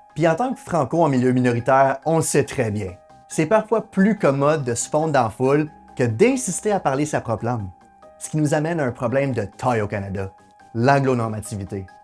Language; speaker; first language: French; native; French